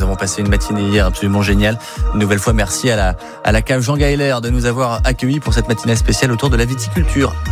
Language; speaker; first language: French; native; French